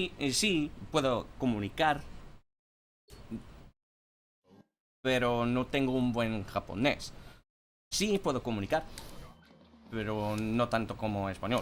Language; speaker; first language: Spanish; non-native, fluent; English